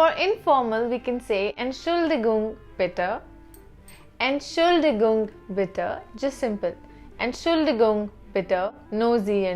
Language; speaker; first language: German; non-native, fluent; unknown